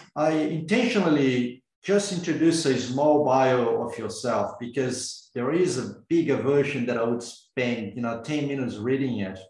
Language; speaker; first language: English; non-native, fluent; Portuguese